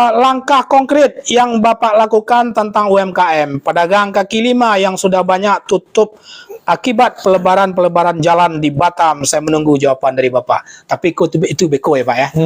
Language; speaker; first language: Indonesian; non-native, local second language; Minangkabau